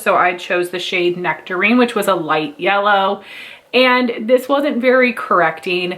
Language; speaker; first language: English; native; English